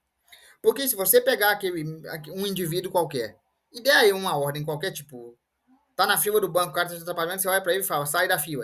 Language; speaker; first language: Portuguese; native; Portuguese